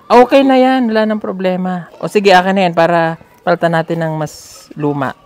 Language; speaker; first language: Filipino; native; Filipino